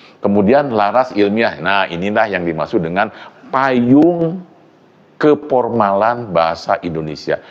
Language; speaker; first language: Indonesian; non-native, local second language; Sundanese